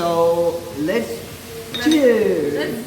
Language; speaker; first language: English; non-native, fluent; Hindi